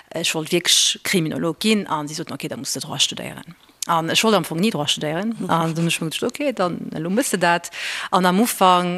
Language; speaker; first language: Luxembourgish; early bilingual, other home language; Portuguese